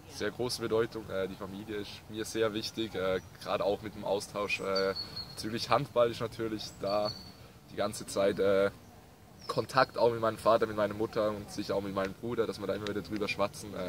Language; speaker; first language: German; native; German